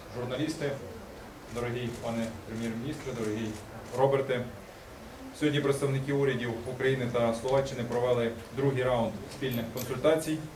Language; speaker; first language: Ukrainian; native; Ukrainian